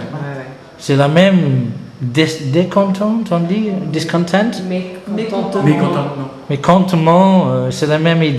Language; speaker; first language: French; non-native, learner; English